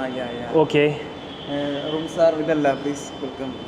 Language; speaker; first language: English; non-native, learner; Malayalam